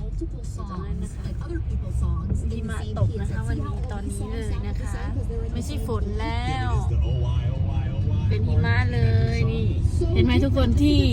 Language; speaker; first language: Thai; native; Thai